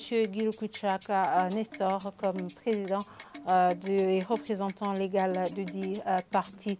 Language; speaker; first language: French; non-native, local second language; Rundi